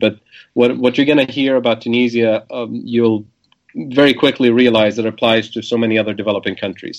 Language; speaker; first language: English; non-native, fluent; Arabic